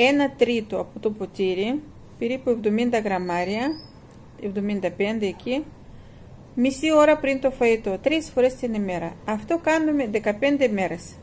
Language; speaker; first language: Greek; non-native, fluent; Russian